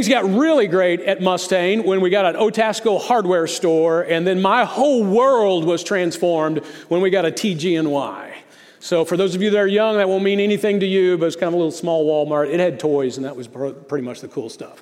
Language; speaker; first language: English; native; English